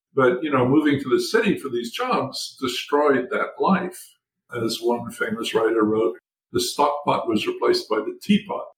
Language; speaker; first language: English; native; English